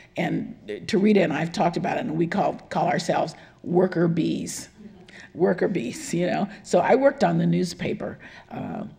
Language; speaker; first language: English; native; English